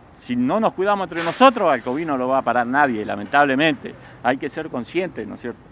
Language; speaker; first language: Spanish; native; Spanish